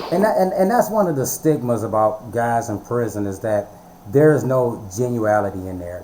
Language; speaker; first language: English; native; English